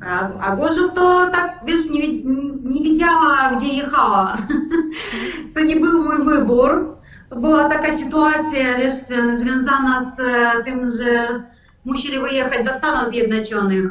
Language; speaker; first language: Polish; non-native, learner; Ukrainian